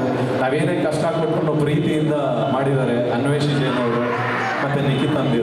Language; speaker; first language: Kannada; native; Kannada